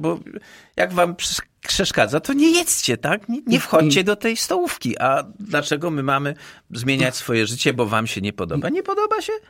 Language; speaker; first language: Polish; native; Polish